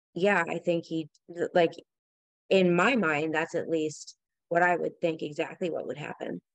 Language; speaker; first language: English; native; English